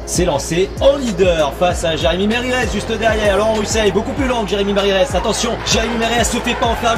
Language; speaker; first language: French; native; French